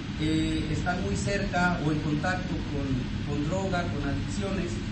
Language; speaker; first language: Spanish; native; Spanish